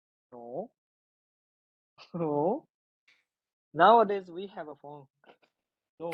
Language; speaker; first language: English; non-native, learner; Japanese